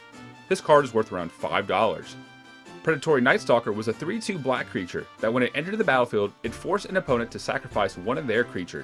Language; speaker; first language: English; native; English